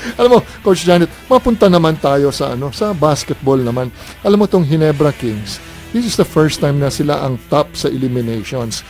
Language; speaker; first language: Filipino; native; Filipino